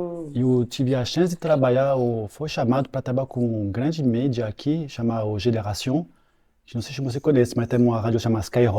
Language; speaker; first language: Portuguese; non-native, fluent; French